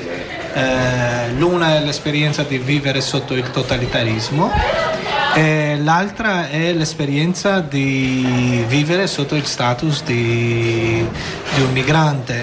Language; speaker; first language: Italian; non-native, fluent; Albanian